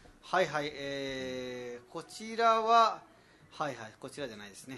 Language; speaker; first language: Japanese; non-native, fluent; Nepali